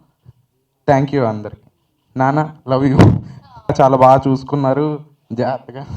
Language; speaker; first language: Telugu; native; Telugu